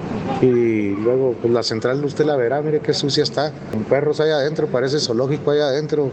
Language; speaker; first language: Spanish; native; Spanish